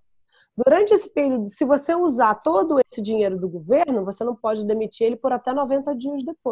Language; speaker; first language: Portuguese; native; Portuguese